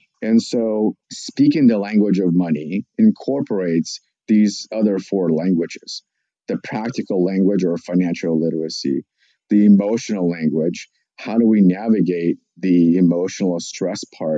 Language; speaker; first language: English; non-native, fluent; Russian